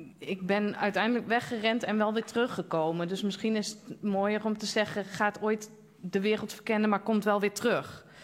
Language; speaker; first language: Dutch; native; Dutch